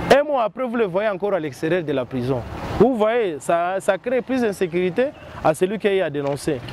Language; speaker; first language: French; non-native, local second language; Swahili